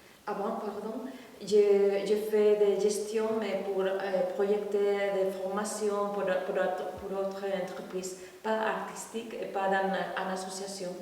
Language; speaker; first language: French; non-native, learner; Spanish